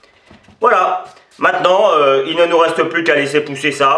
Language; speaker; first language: French; native; French